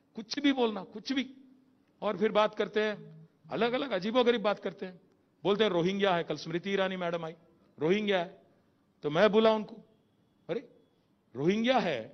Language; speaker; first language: Hindi; non-native, local second language; Telugu